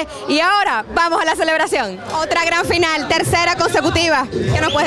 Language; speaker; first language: Spanish; native; Spanish